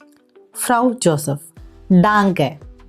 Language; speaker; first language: German; non-native, fluent; Malayalam